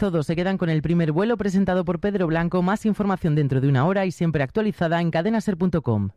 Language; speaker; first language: Spanish; native; Spanish